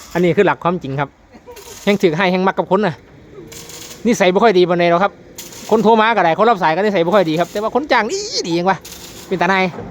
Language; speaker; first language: Thai; non-native, local second language; Lao